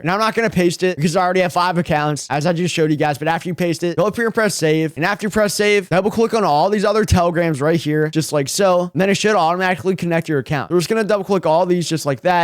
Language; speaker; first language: English; native; English